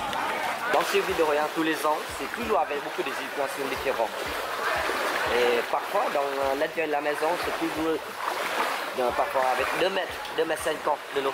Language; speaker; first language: French; non-native, learner; Vietnamese